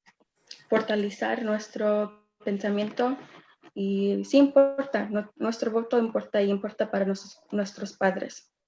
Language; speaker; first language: Spanish; early bilingual, other home language; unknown